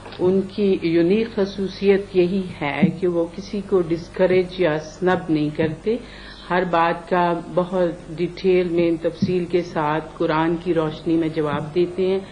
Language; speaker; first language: Urdu; native; Urdu